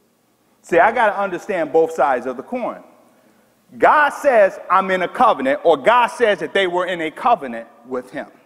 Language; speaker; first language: English; native; English